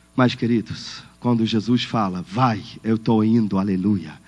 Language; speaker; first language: Portuguese; non-native, fluent; German